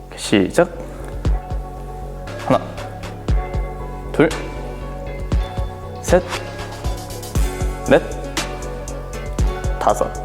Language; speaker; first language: Korean; native; Korean